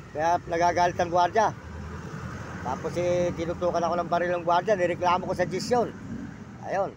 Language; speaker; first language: Filipino; native; Filipino